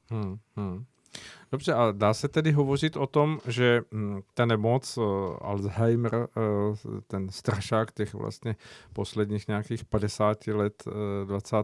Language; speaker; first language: Czech; native; Czech